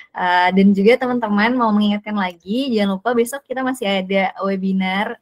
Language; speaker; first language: Indonesian; native; Indonesian